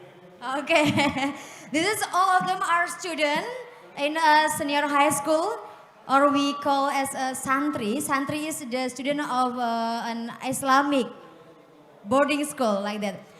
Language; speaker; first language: English; non-native, fluent; Indonesian